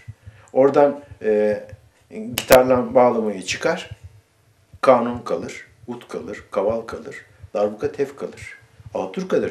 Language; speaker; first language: Turkish; native; Turkish